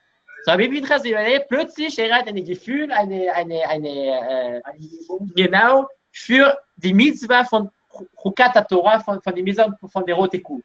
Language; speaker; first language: German; non-native, learner; Hebrew